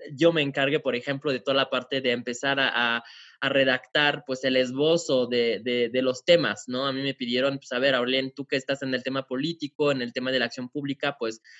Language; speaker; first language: Spanish; non-native, fluent; French